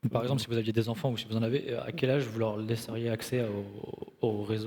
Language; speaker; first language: French; native; French